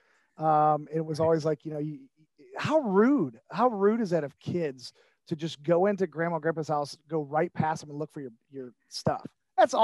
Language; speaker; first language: English; native; English